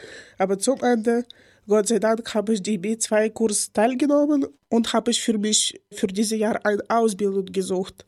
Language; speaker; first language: German; non-native, learner; Ukrainian